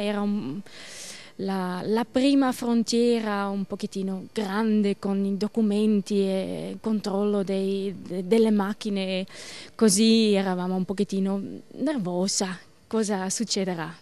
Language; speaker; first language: Italian; non-native, learner; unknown